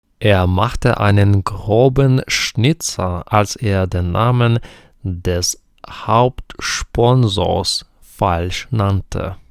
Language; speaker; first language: German; non-native, fluent; Ukrainian